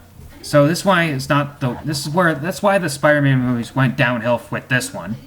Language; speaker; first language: English; native; English